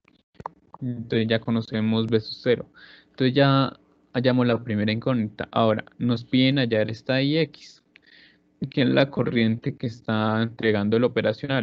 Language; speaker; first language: Spanish; native; Spanish